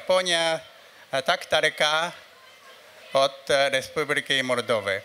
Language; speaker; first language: Russian; non-native, fluent; Japanese